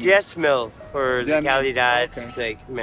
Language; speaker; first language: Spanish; non-native, learner; English